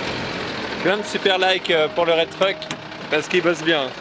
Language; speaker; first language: French; native; French